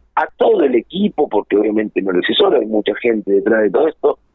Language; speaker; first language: Spanish; native; Spanish